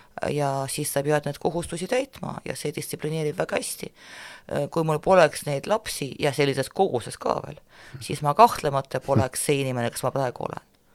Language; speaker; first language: Estonian; non-native, local second language; Russian